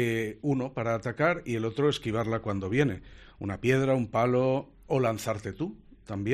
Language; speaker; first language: Spanish; native; Spanish